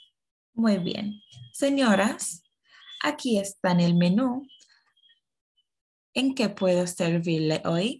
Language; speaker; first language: Spanish; non-native, fluent; English